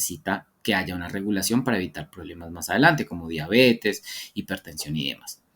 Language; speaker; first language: Spanish; native; Spanish